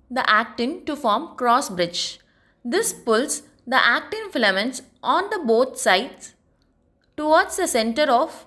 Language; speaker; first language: English; non-native, local second language; Tamil